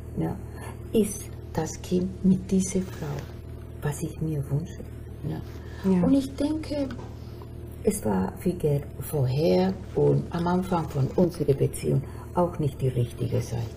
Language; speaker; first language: German; non-native, fluent; Spanish